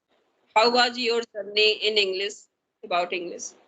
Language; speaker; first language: English; non-native, learner; Hindi